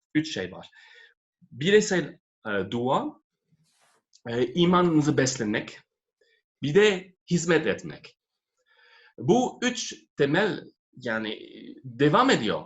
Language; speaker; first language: Turkish; non-native, fluent; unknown